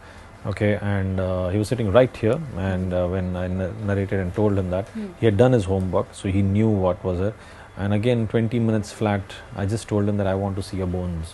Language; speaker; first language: English; non-native, local second language; Hindi